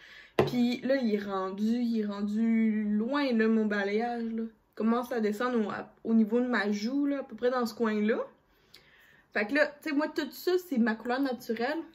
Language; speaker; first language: French; native; French